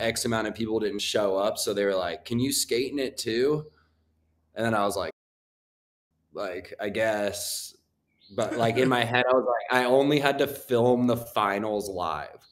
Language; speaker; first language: English; native; English